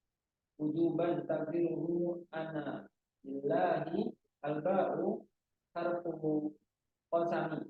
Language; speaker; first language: Arabic; non-native, learner; Indonesian